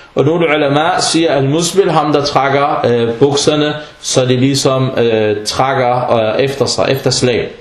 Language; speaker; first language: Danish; early bilingual, other home language; Arabic